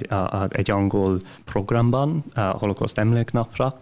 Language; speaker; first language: Hungarian; early bilingual, heritage; English